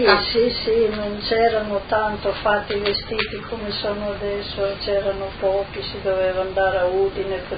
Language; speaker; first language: Italian; non-native, local second language; Slovenian